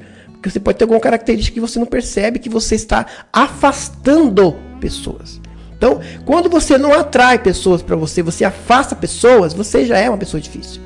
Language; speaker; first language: Portuguese; native; Portuguese